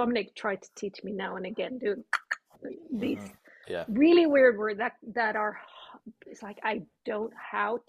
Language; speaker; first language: English; non-native, fluent; Swedish